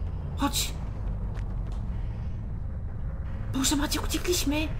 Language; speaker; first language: Polish; native; Polish